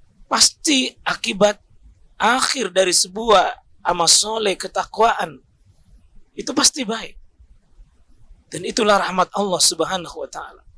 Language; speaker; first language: Indonesian; native; Indonesian